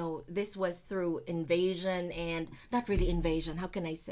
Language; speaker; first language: English; non-native, local second language; Filipino